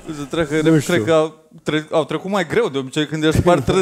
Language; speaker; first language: Romanian; native; Romanian